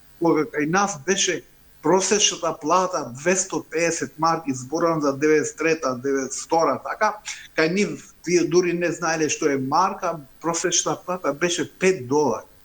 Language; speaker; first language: Macedonian; non-native, local second language; Albanian